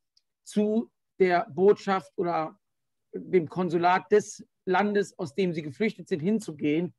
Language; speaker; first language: German; native; German